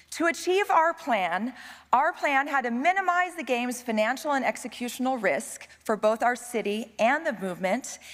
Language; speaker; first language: English; native; English